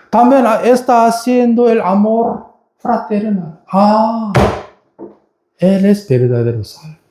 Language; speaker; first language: Spanish; non-native, fluent; Korean